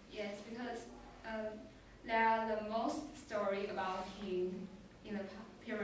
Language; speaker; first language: English; non-native, learner; Chinese